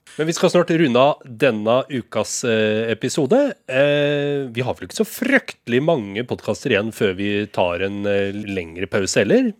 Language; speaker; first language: Norwegian; native; Norwegian